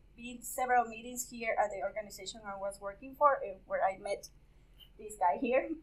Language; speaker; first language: English; non-native, fluent; Spanish